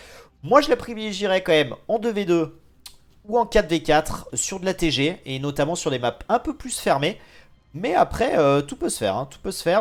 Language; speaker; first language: French; native; French